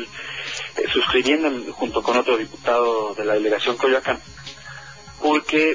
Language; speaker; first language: Spanish; native; Spanish